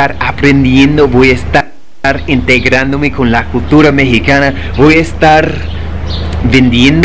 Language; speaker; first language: Spanish; non-native, fluent; English